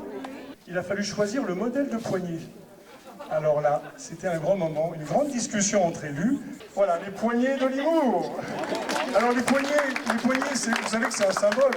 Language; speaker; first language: French; native; French